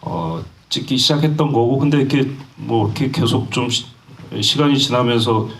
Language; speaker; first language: Korean; native; Korean